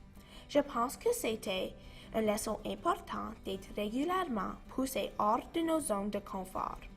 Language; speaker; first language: French; non-native, local second language; English